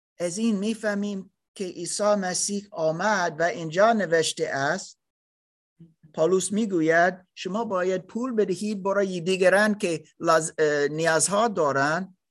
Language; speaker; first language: Persian; non-native, learner; German